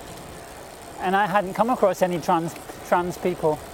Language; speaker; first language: English; native; English